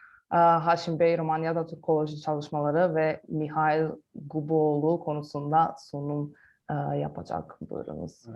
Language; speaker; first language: Turkish; non-native, fluent; Croatian